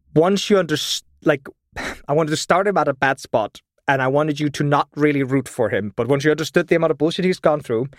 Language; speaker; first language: English; non-native, fluent; German